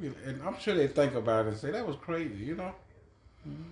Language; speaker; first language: English; native; English